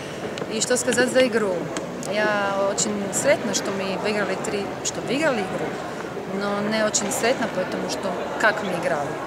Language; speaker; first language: Russian; non-native, learner; Croatian